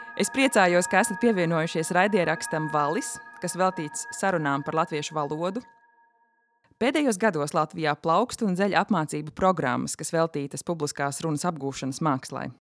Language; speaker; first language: Latvian; native; Latvian